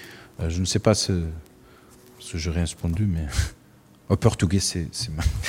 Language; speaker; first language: French; non-native, learner; Portuguese